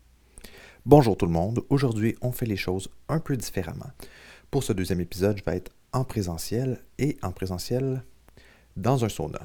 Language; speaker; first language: French; native; French